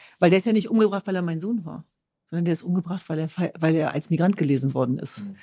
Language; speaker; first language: German; early bilingual, other home language; Kurdish